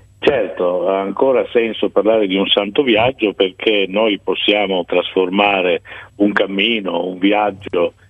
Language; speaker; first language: Italian; native; Italian